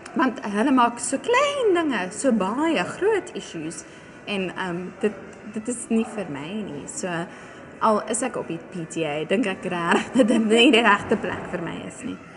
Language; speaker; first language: Afrikaans; non-native, local second language; English